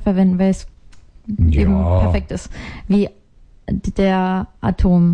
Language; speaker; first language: German; native; German